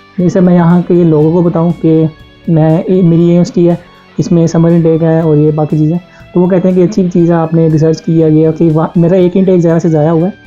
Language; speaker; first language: Urdu; non-native, local second language; Punjabi